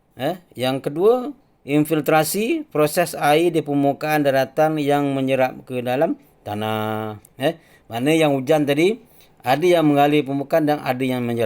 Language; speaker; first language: Malay; native; Malay